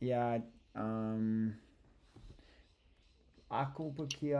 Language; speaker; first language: Indonesian; non-native, learner; English